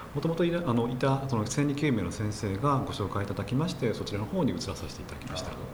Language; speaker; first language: Japanese; native; Japanese